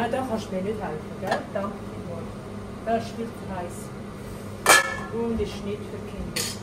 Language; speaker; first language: German; non-native, fluent; Tibetan